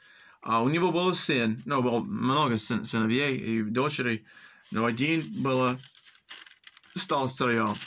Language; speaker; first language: Russian; early bilingual, heritage; English